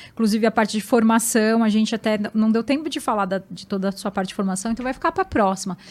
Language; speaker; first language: Portuguese; native; Portuguese